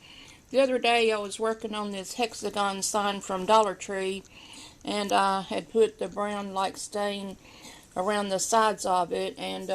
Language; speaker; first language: English; native; English